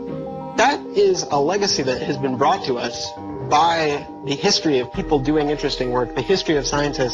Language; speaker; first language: English; native; English